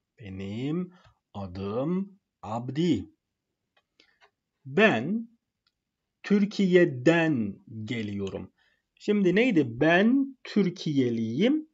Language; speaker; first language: Turkish; non-native, fluent; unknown